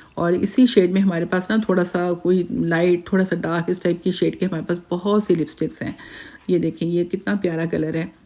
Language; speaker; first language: Urdu; native; Urdu